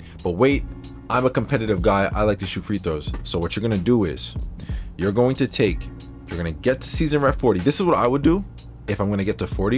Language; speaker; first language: English; native; English